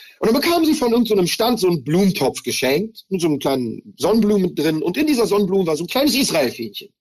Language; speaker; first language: German; early bilingual, other home language; Hebrew